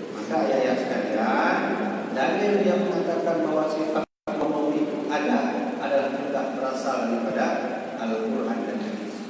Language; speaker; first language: Malay; non-native, local second language; Achinese